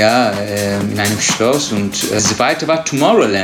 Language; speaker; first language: German; non-native, learner; Turkish